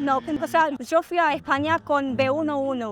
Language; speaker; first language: Spanish; non-native, fluent; Filipino